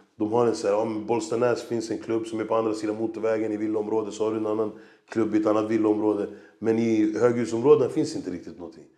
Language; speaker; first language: Swedish; native; Swedish